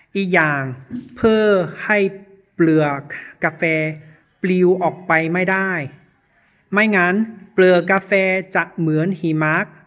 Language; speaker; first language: Thai; non-native, learner; Chinese